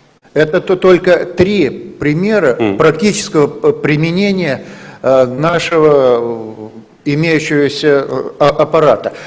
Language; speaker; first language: Russian; native; Russian